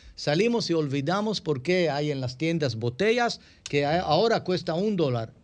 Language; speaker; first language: Spanish; non-native, fluent; Hebrew